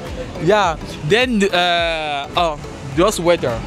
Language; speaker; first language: English; non-native, learner; French